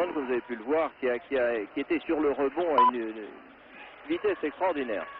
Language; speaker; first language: French; native; French